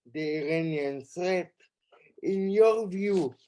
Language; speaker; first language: English; non-native, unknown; Hebrew